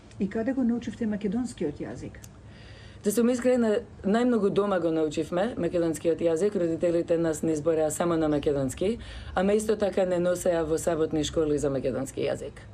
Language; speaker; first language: Macedonian; early bilingual, other home language; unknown